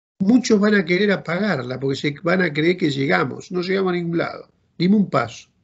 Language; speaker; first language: Spanish; native; Spanish